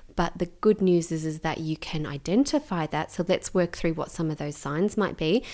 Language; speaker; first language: English; native; English